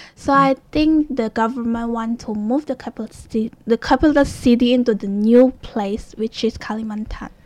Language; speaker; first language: English; non-native, learner; Indonesian